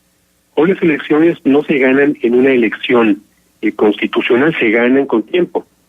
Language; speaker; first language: Spanish; native; Spanish